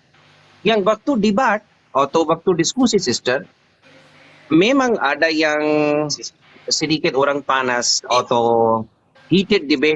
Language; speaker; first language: Indonesian; non-native, learner; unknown